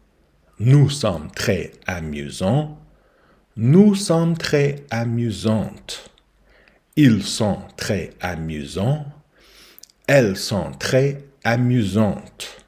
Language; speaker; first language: French; non-native, learner; English